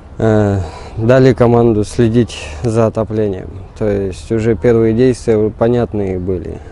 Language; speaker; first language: Russian; native; Russian